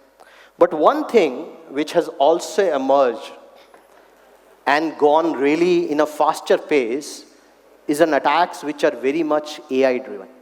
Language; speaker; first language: English; non-native, local second language; Hindi